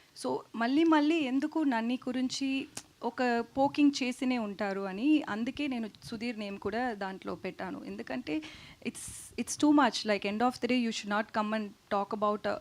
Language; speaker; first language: Telugu; non-native, learner; Tamil